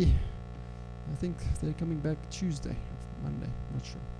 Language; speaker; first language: English; non-native, local second language; Afrikaans